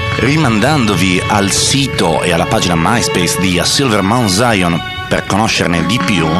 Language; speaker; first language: Italian; native; Italian